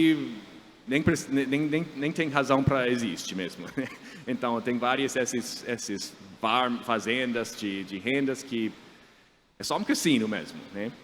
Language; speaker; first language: Portuguese; non-native, fluent; English